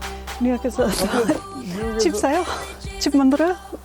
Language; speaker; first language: Korean; non-native, learner; English